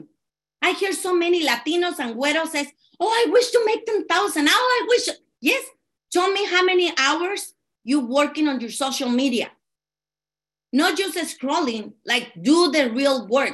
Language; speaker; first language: English; non-native, learner; Spanish